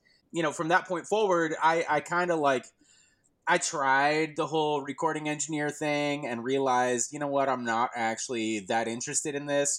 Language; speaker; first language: English; native; English